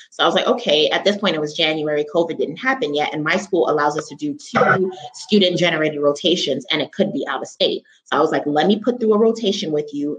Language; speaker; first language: English; native; English